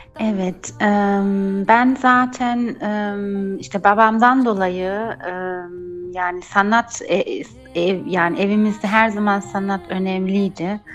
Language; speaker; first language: Turkish; early bilingual, heritage; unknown